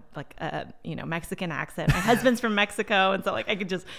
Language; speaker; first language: English; early bilingual, other home language; Portuguese